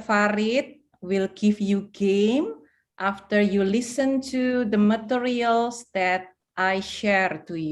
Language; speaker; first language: English; non-native, fluent; Indonesian